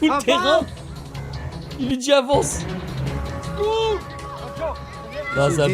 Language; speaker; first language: French; native; French